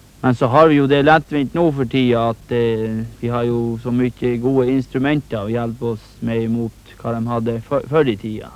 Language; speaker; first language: Norwegian; native; Norwegian